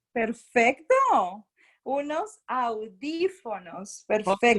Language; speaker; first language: Spanish; non-native, fluent; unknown